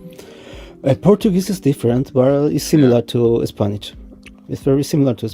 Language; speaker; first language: English; non-native, fluent; Spanish